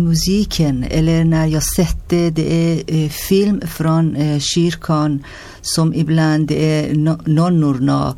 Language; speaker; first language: Swedish; non-native, learner; Persian